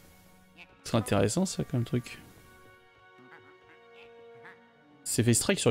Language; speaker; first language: French; native; French